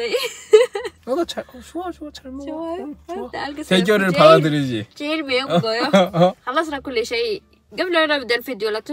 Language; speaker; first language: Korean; non-native, learner; Arabic